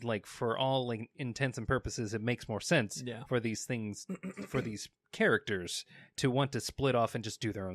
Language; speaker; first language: English; native; English